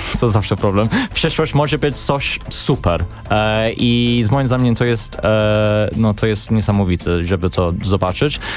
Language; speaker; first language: Polish; non-native, learner; English